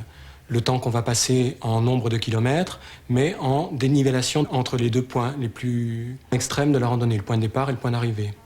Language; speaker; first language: French; native; French